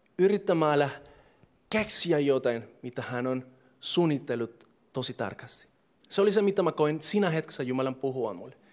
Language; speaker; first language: Finnish; non-native, fluent; English